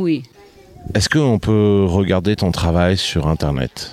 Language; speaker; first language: French; native; French